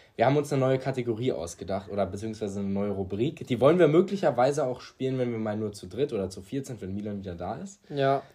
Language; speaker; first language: German; early bilingual, other home language; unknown